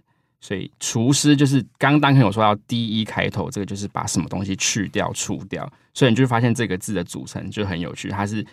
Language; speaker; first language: Chinese; native; Chinese